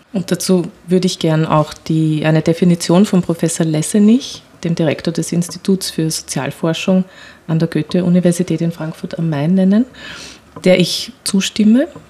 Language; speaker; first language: German; native; German